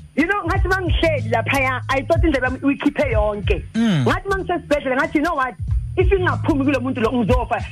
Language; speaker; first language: English; non-native, local second language; Xhosa